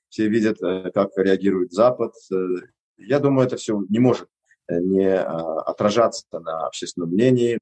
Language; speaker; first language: Russian; non-native, local second language; Uzbek